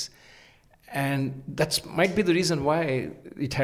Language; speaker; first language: English; non-native, local second language; Telugu